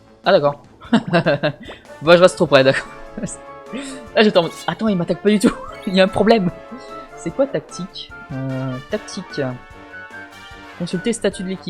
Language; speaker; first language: French; native; French